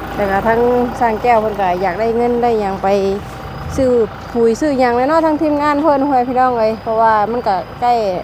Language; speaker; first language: Thai; native; Thai